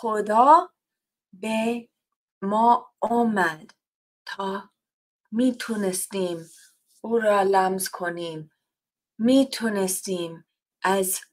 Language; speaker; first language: Persian; non-native, fluent; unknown